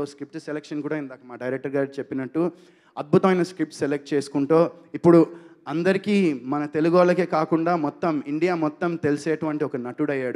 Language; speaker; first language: Telugu; native; Telugu